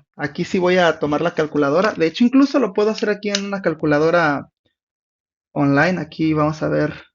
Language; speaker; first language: Spanish; native; Spanish